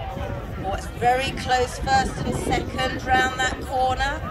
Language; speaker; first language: English; native; English